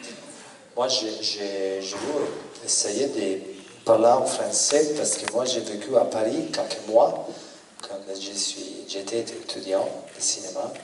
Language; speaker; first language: French; non-native, learner; Italian